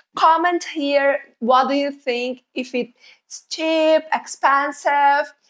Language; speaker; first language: English; non-native, fluent; Portuguese